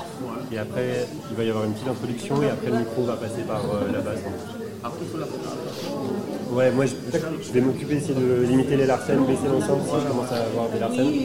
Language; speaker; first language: French; native; French